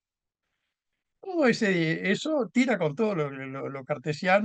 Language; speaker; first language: Spanish; native; Spanish